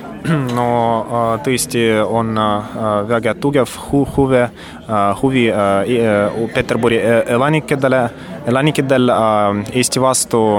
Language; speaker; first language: Estonian; non-native, learner; Russian